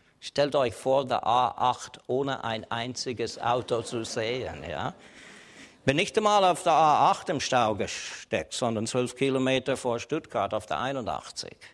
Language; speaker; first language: German; non-native, fluent; English